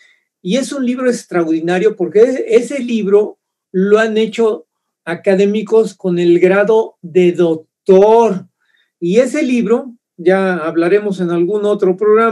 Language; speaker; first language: Spanish; native; Spanish